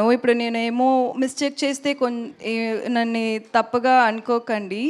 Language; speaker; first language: Telugu; non-native, learner; Tamil